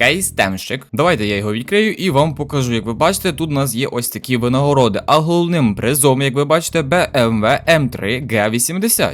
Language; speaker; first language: Ukrainian; native; Ukrainian